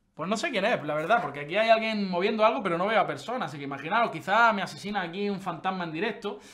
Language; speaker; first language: Spanish; native; Spanish